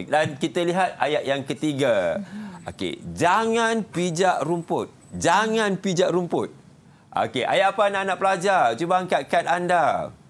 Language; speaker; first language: Malay; native; Malay